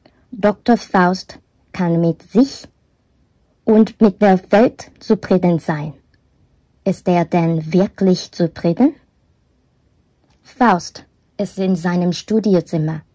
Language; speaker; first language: German; non-native, learner; Korean